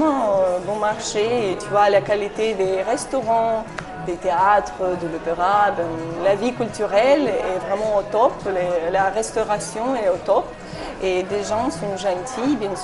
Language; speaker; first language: French; non-native, fluent; Ukrainian